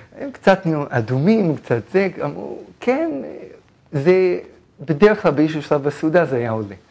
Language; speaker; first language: Hebrew; non-native, fluent; English